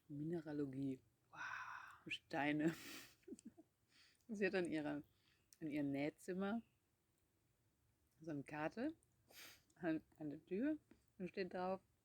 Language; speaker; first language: German; non-native, fluent; Dutch